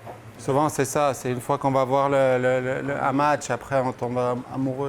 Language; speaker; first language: French; native; French